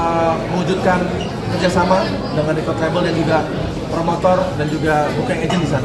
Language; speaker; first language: Indonesian; native; Indonesian